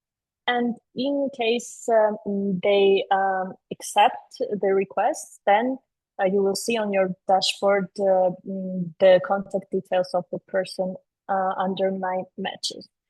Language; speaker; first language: English; non-native, fluent; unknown